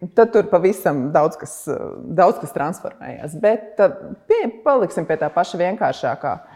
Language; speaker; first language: Latvian; native; Latvian